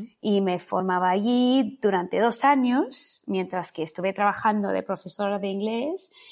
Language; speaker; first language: Spanish; non-native, fluent; English